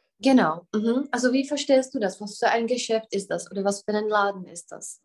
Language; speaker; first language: German; non-native, fluent; Czech